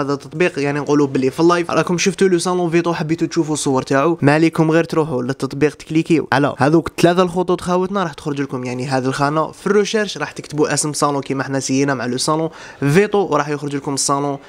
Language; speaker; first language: Arabic; native; Arabic